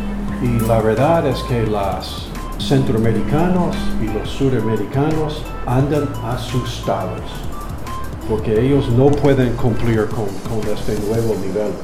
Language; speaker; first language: Spanish; non-native, learner; English